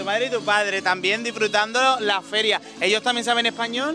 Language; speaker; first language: Spanish; native; Spanish